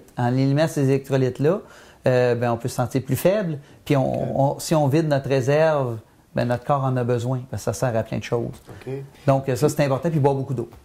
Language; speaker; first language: French; native; French